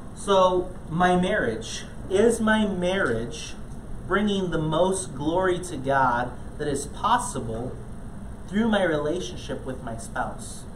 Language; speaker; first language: English; native; English